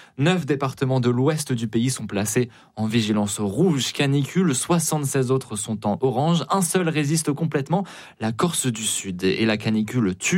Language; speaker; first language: French; native; French